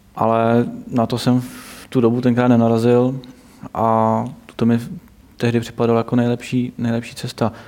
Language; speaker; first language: Czech; native; Czech